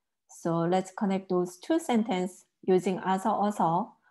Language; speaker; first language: English; non-native, fluent; Korean